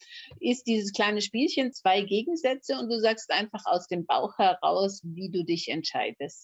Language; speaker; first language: German; native; German